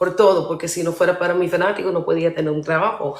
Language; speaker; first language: Spanish; early bilingual, other home language; English